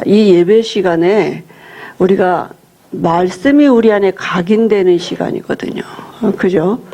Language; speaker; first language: Korean; native; Korean